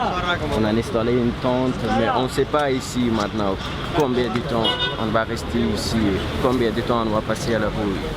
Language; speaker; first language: French; non-native, learner; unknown